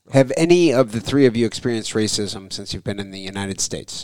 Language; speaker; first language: English; native; English